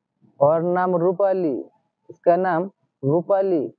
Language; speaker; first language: Hindi; non-native, learner; Bangla